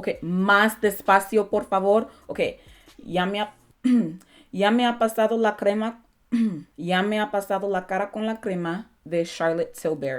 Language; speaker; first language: Spanish; non-native, learner; English